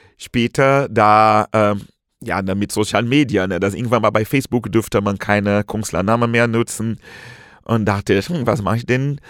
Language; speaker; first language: German; non-native, fluent; Portuguese